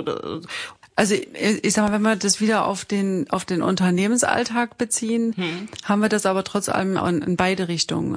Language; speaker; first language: German; native; German